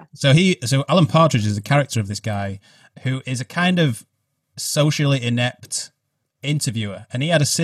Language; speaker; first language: English; native; English